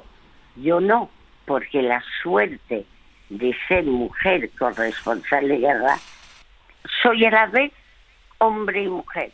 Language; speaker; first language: Spanish; early bilingual, other home language; French